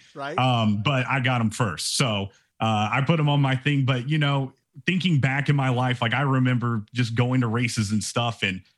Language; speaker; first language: English; native; English